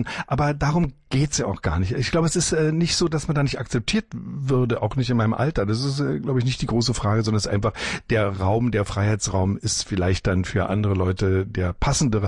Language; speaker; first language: German; native; German